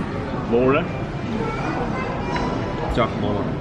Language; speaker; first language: Korean; native; Korean